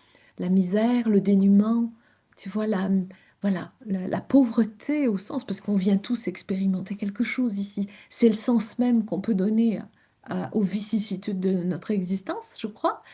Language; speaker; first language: French; native; French